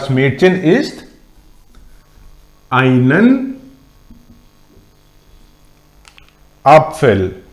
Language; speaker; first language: German; non-native, fluent; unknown